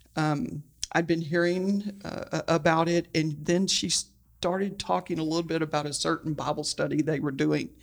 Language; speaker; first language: English; native; English